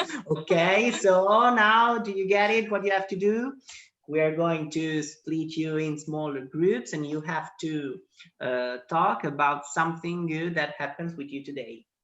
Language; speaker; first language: English; non-native, fluent; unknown